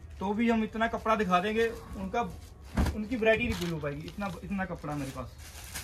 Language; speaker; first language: Hindi; non-native, local second language; Punjabi